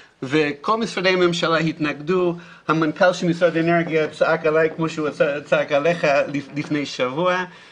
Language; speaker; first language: Hebrew; non-native, fluent; English